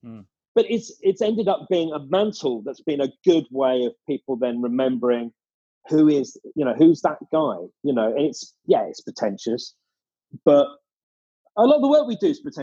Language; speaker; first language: English; native; English